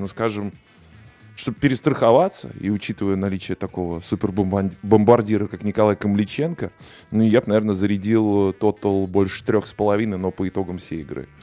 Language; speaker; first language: Russian; native; Russian